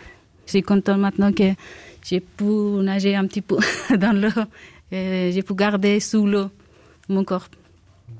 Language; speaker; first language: French; non-native, learner; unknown